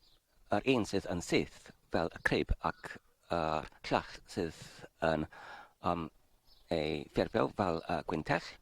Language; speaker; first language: Welsh; non-native, fluent; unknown